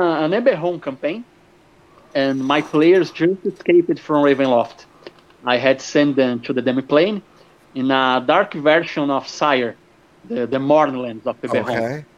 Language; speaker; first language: English; non-native, fluent; Portuguese